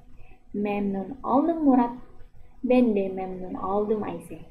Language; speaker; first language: Turkish; non-native, learner; Indonesian